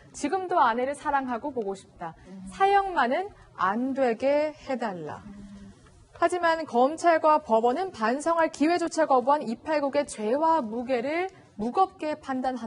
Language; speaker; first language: Korean; native; Korean